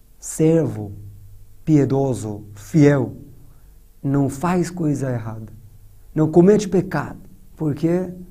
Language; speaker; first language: Portuguese; non-native, fluent; Persian